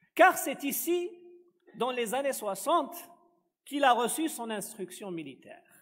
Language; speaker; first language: French; non-native, local second language; Arabic